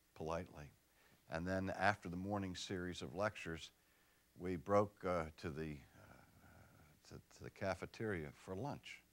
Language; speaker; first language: English; native; English